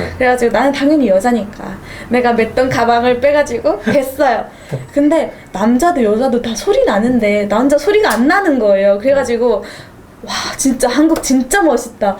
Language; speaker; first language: Korean; native; Korean